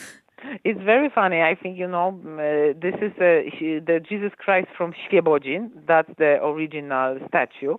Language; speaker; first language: English; non-native, fluent; Polish